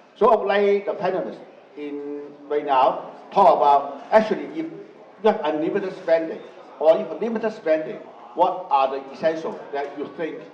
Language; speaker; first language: English; non-native, learner; Chinese